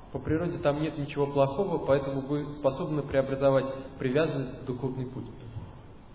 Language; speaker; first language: Russian; native; Russian